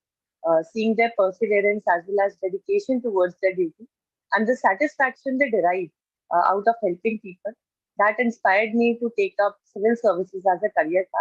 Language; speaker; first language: English; non-native, local second language; Hindi